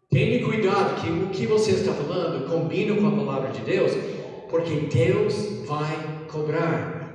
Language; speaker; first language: Portuguese; non-native, fluent; English